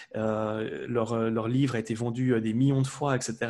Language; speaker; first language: French; native; French